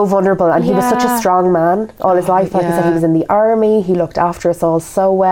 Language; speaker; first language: English; native; English